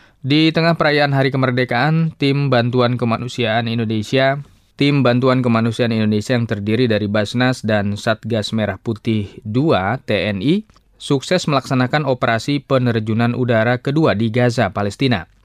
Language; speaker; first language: Indonesian; native; Indonesian